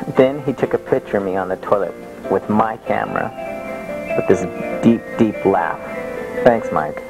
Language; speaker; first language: English; native; English